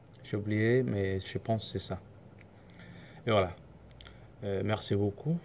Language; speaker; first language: French; non-native, learner; Somali